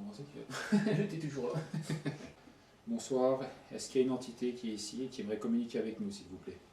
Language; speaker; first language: French; native; French